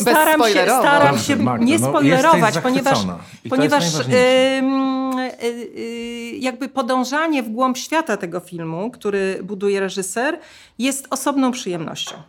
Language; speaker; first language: Polish; native; Polish